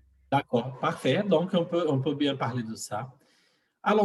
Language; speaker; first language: French; non-native, fluent; Portuguese